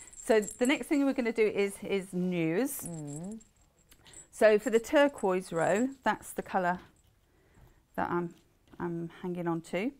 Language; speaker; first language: English; native; English